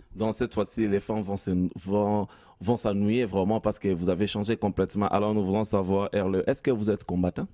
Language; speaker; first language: French; non-native, local second language; Lingala